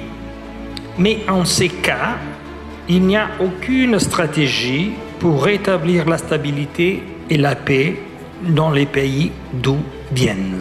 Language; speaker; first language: French; non-native, fluent; Italian